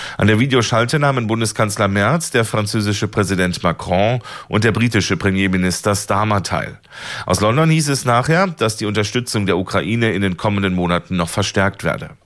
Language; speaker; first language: German; native; German